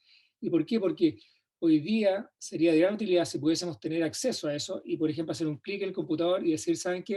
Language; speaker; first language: Spanish; native; Spanish